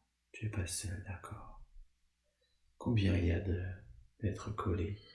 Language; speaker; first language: French; native; French